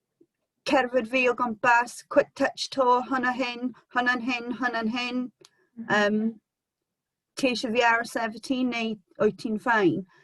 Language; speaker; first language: Welsh; non-native, local second language; English